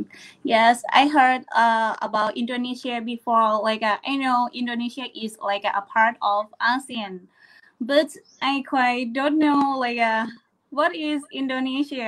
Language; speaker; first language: English; non-native, learner; Thai